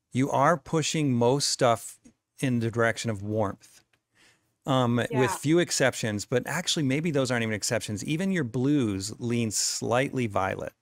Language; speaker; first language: English; native; English